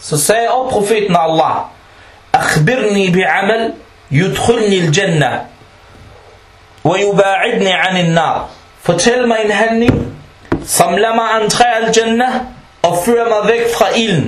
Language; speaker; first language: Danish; non-native, fluent; Arabic